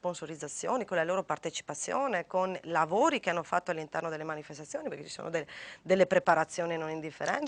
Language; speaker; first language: Italian; native; Italian